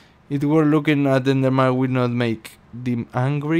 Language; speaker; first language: English; non-native, learner; Spanish